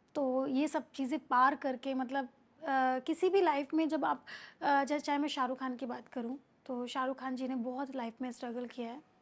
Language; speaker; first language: Hindi; native; Hindi